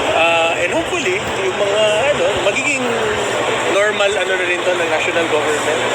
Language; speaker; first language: Filipino; non-native, local second language; Cebuano